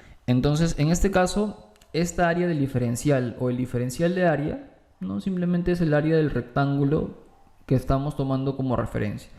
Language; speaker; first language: Spanish; native; Spanish